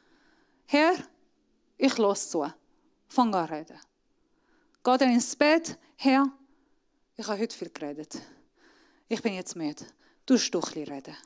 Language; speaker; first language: German; non-native, fluent; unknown